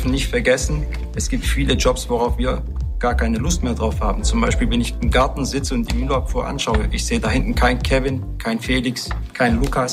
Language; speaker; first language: German; early bilingual, other home language; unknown